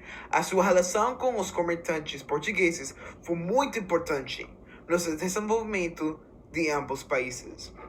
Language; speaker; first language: Portuguese; non-native, learner; English